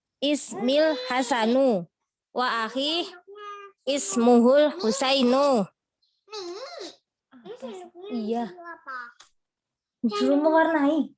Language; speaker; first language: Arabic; non-native, learner; Indonesian